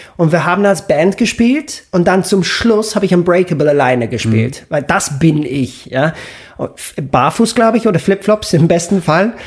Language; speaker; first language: German; non-native, fluent; English